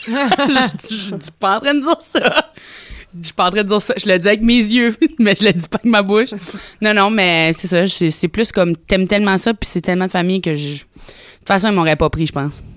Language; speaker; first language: French; native; French